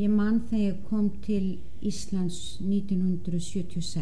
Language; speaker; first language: Icelandic; non-native, fluent; Danish